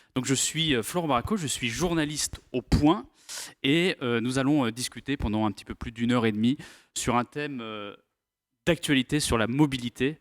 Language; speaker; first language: French; native; French